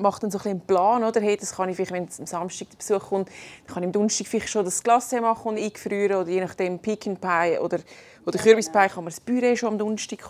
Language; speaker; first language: German; native; German